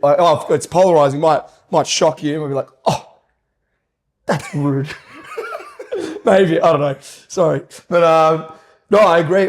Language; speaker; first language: English; native; English